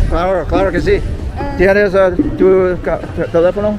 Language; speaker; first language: Spanish; non-native, learner; English